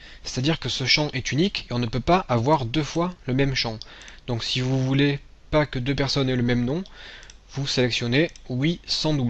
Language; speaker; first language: French; native; French